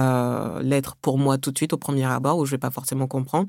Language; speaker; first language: French; early bilingual, other home language; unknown